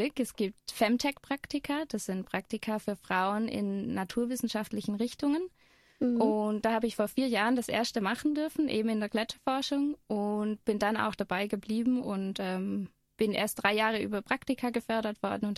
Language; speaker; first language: German; native; German